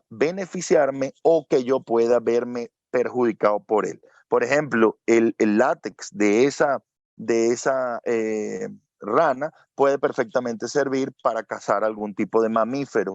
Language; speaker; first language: Spanish; native; Spanish